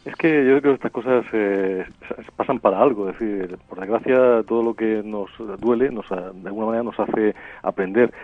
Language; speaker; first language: Spanish; native; Spanish